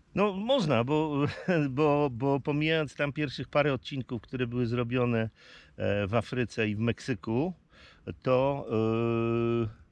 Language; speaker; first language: Polish; native; Polish